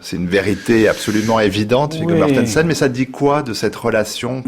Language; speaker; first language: French; native; French